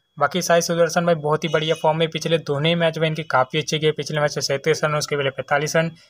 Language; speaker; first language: Hindi; native; Hindi